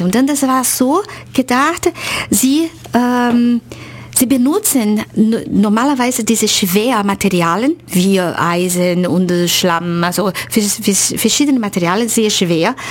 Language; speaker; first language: German; non-native, fluent; Portuguese